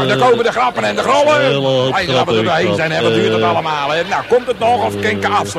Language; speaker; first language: Dutch; native; Dutch